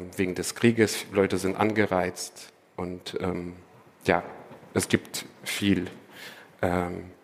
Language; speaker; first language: German; non-native, fluent; Ukrainian